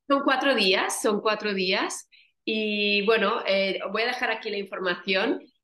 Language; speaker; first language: Spanish; native; Spanish